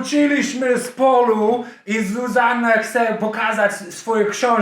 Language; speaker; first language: Polish; non-native, learner; English